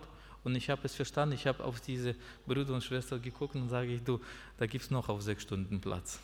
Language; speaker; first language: German; non-native, learner; Russian